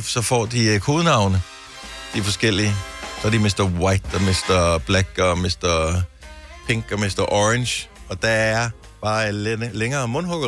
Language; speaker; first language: Danish; native; Danish